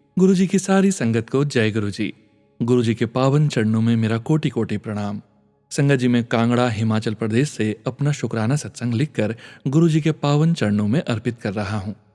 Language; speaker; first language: Hindi; native; Hindi